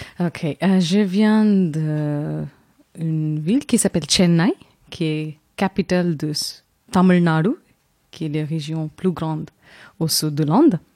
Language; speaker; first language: French; non-native, fluent; Tamil